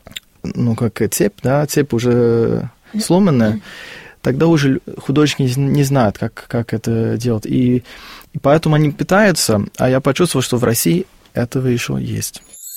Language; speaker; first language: Russian; non-native, fluent; Afrikaans